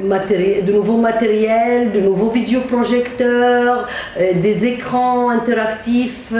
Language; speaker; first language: French; non-native, fluent; Arabic